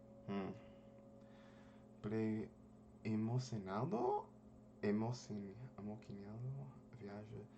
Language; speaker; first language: Spanish; early bilingual, heritage; English